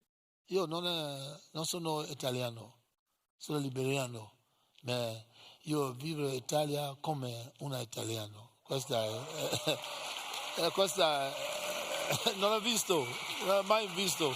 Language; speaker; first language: Italian; non-native, learner; English